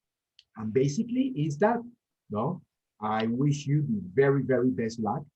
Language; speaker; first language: English; non-native, fluent; Spanish